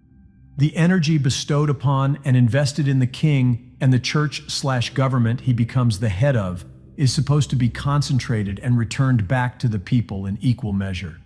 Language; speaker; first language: English; native; English